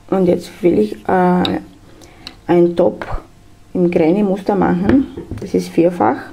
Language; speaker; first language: German; non-native, fluent; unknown